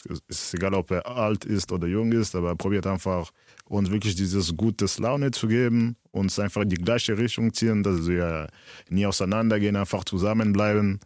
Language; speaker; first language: German; early bilingual, other home language; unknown